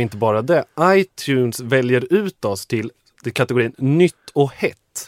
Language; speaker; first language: Swedish; native; Swedish